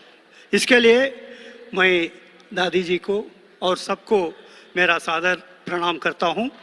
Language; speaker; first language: Hindi; non-native, local second language; Tamil